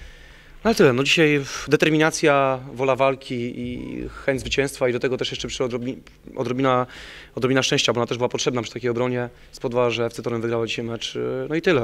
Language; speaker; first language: Polish; native; Polish